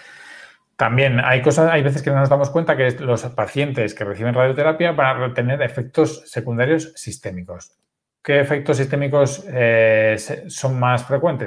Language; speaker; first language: Spanish; native; Spanish